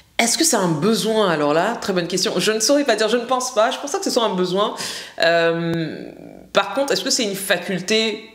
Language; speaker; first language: French; native; French